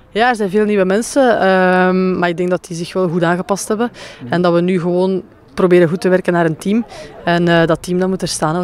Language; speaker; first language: Dutch; native; Dutch